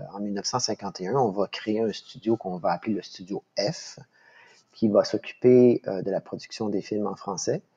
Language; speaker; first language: French; native; French